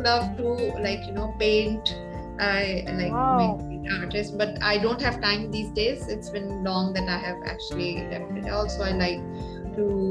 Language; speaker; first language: English; non-native, local second language; Urdu